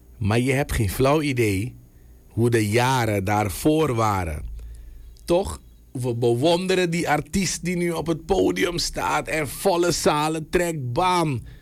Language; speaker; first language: Dutch; native; Dutch